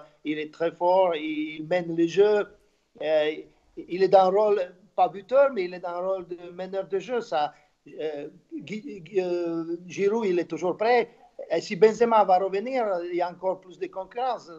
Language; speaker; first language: French; non-native, fluent; Slovak